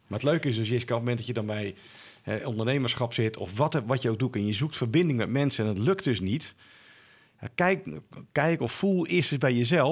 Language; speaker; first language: Dutch; native; Dutch